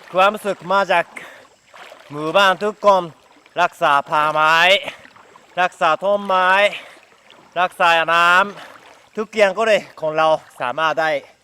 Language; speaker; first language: Thai; non-native, fluent; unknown